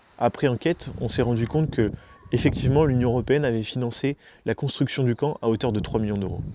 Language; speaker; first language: French; native; French